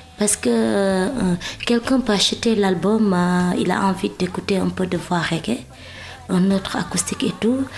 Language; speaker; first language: French; non-native, local second language; Wolof